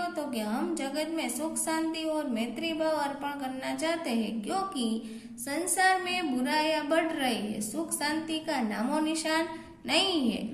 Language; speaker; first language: Hindi; non-native, local second language; Gujarati